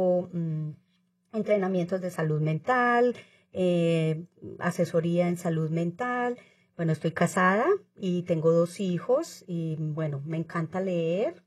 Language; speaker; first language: Spanish; native; Spanish